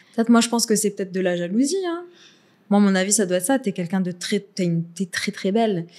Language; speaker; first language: French; early bilingual, other home language; Arabic